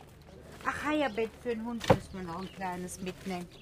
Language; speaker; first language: German; native; German